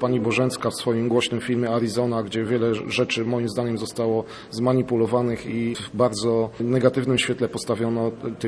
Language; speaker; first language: Polish; native; Polish